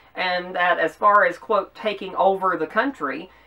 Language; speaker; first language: English; native; English